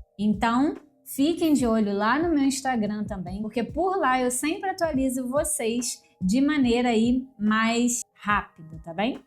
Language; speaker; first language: Portuguese; native; Portuguese